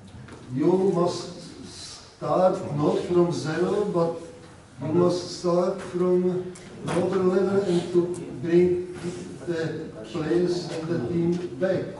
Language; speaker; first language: English; non-native, learner; Czech